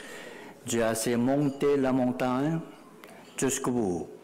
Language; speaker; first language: French; non-native, learner; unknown